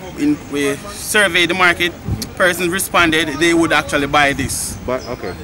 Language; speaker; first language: English; native; English